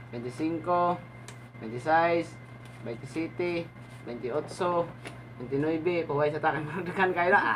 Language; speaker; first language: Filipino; non-native, local second language; Cebuano